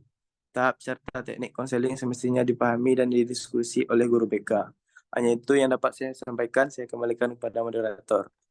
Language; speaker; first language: Indonesian; native; Indonesian